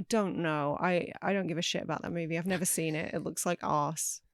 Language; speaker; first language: English; native; English